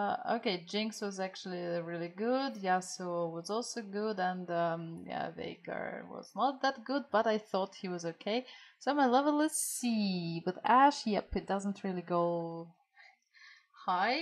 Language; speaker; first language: English; non-native, fluent; Russian